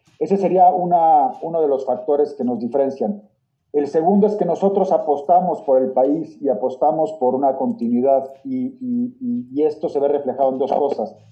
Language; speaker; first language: Spanish; native; Spanish